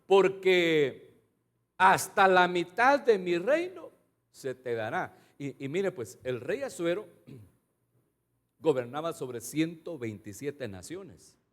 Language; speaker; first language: Spanish; native; Spanish